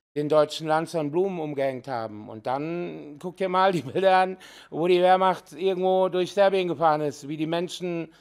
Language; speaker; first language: German; early bilingual, heritage; Serbian